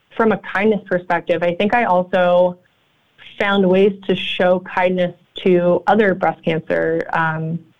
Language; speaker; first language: English; native; English